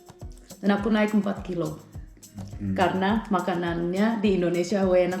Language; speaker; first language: Indonesian; early bilingual, heritage; Indonesian